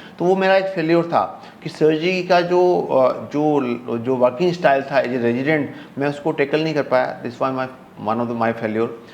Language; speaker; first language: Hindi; native; Hindi